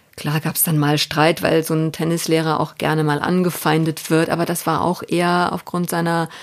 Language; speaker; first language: German; native; German